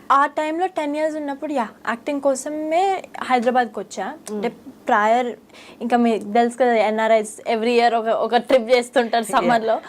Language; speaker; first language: Telugu; early bilingual, heritage; Telugu